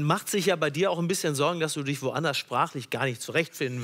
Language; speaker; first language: German; native; German